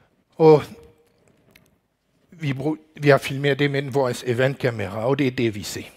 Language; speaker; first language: Danish; non-native, learner; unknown